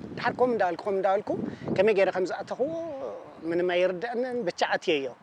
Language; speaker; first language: Tigrinya; native; Tigrinya